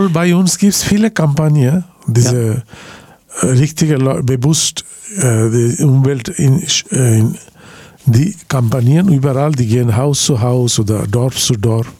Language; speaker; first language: German; non-native, learner; Bangla